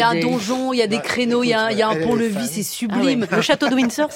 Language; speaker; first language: French; native; French